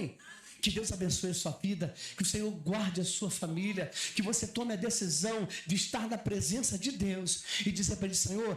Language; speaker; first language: Portuguese; native; Portuguese